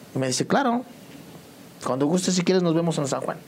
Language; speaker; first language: Spanish; native; Spanish